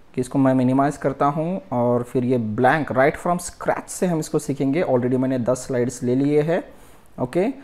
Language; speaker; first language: Hindi; non-native, local second language; Marathi